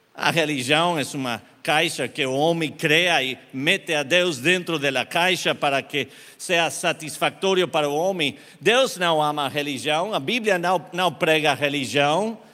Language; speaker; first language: Portuguese; non-native, learner; Spanish